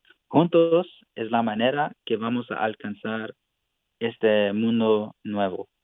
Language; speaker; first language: Spanish; non-native, fluent; English